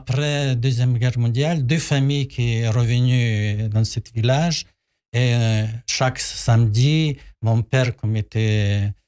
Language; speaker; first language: French; non-native, learner; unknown